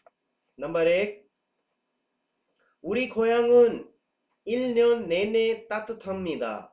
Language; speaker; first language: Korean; non-native, learner; Urdu